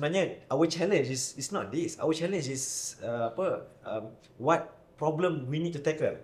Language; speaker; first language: English; non-native, local second language; Malay